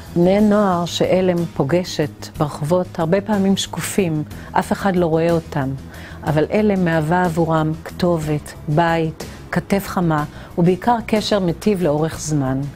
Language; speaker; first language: Hebrew; native; Hebrew